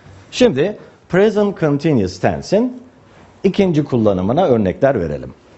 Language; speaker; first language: Turkish; native; Turkish